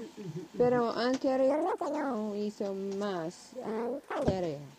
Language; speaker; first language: Spanish; non-native, learner; English